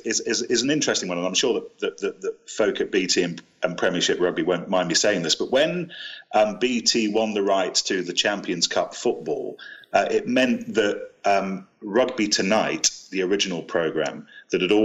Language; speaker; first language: English; native; English